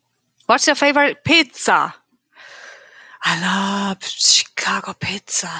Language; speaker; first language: English; non-native, learner; Japanese